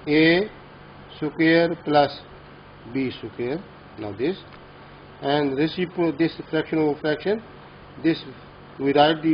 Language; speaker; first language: English; non-native, local second language; Urdu